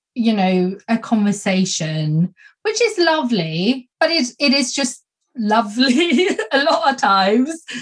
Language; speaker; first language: English; non-native, fluent; Swedish